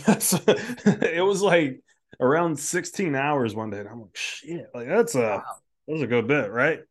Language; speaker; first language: English; native; English